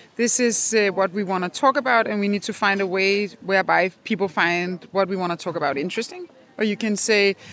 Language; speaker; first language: English; non-native, fluent; Danish